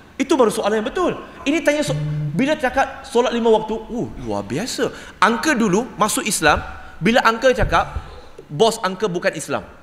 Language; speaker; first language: Malay; non-native, local second language; Cantonese